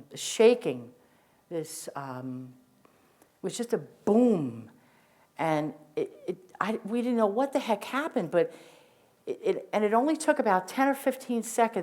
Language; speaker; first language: English; native; English